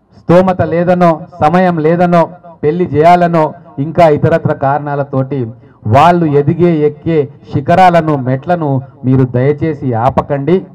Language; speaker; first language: Telugu; native; Telugu